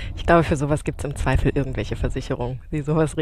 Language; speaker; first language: German; native; German